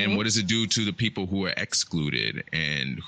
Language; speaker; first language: English; native; English